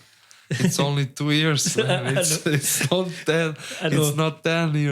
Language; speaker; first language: English; non-native, learner; Serbian